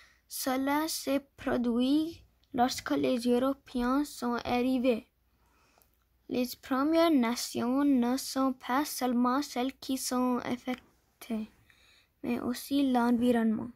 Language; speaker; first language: French; non-native, learner; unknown